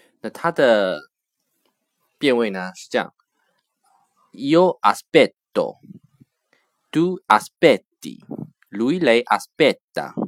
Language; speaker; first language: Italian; non-native, fluent; Chinese